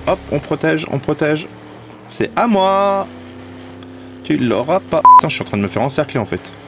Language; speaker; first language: French; native; French